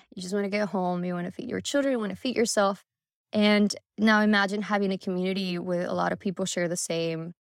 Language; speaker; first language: English; early bilingual, other home language; Spanish